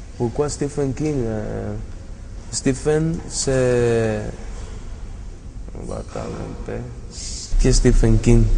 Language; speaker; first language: French; non-native, learner; Spanish